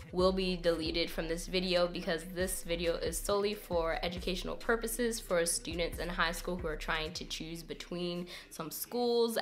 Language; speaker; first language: English; native; English